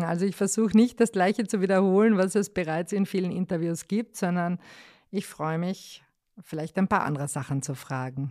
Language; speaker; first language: German; native; German